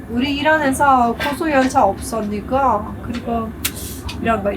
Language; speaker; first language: Korean; non-native, learner; Persian